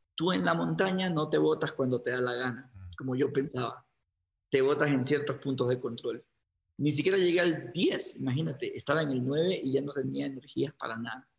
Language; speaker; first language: Spanish; native; Spanish